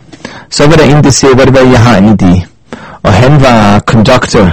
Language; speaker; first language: Danish; non-native, fluent; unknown